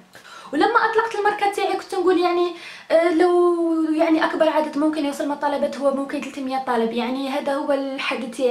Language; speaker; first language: Arabic; native; Arabic